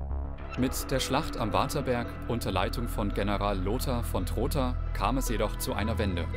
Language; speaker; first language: German; native; German